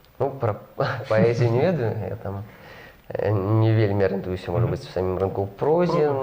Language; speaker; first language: Belarusian; non-native, local second language; Russian